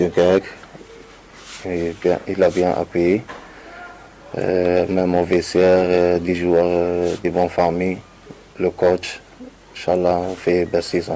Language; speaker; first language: French; non-native, local second language; Arabic